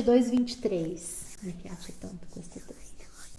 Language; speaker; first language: Italian; non-native, fluent; Portuguese